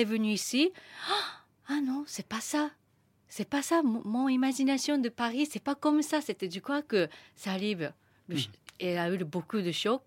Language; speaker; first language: French; non-native, learner; Japanese